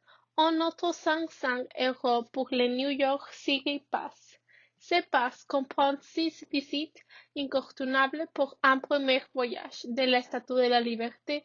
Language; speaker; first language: French; non-native, learner; Spanish